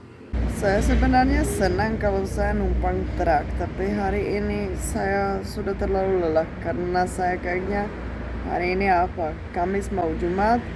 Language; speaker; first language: Indonesian; non-native, fluent; Czech